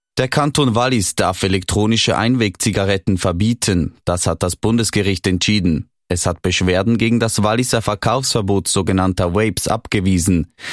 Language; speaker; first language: German; native; German